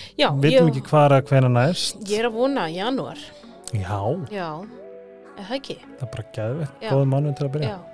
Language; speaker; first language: Icelandic; native; Icelandic